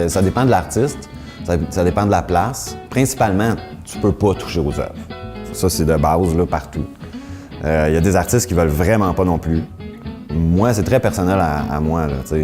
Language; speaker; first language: French; native; French